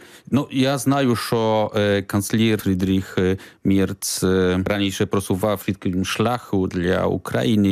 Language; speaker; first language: Ukrainian; non-native, learner; Polish